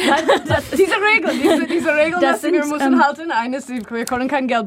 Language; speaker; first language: German; non-native, learner; English